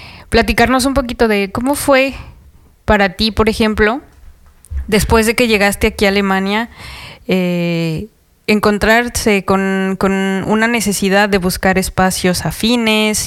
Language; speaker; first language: Spanish; native; Spanish